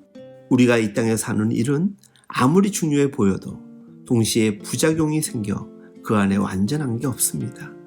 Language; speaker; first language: Korean; native; Korean